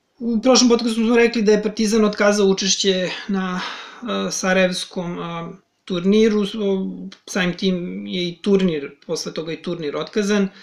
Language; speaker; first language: Serbian; native; Serbian